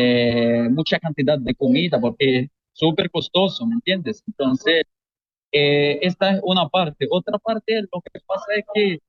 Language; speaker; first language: Spanish; non-native, fluent; Arabic